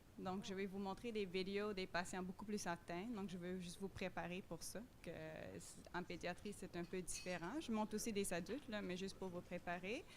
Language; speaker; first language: French; non-native, fluent; Dutch